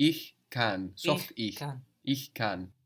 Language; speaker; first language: German; non-native, fluent; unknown